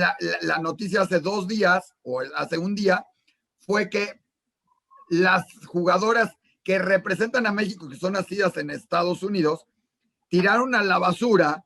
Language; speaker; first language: Spanish; native; Spanish